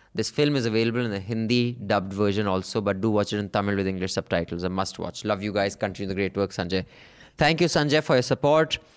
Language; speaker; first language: English; non-native, local second language; Punjabi